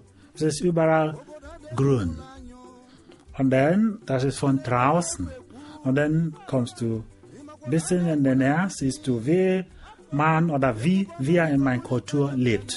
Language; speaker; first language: German; non-native, learner; Igbo